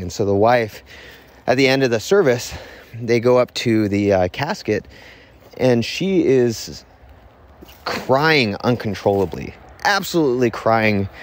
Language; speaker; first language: English; native; English